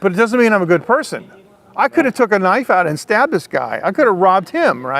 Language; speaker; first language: English; native; English